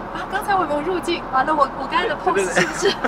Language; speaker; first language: Chinese; native; Chinese